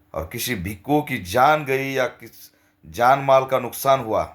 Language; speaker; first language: Hindi; non-native, local second language; Marathi